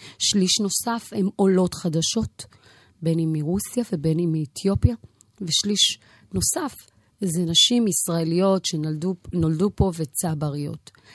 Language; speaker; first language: Hebrew; early bilingual, other home language; Amharic